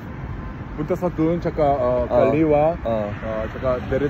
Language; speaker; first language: Filipino; non-native, learner; Korean